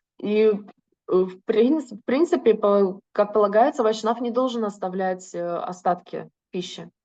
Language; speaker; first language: Russian; native; Russian